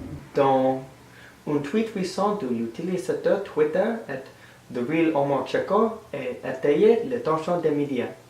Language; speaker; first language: French; non-native, learner; English